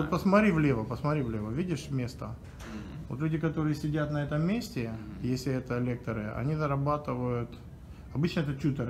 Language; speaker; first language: Russian; native; Russian